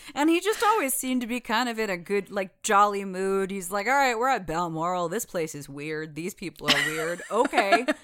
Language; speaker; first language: English; native; English